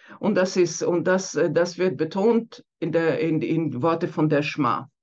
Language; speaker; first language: German; non-native, fluent; Hebrew